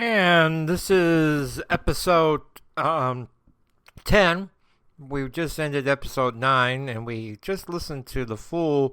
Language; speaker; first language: English; native; English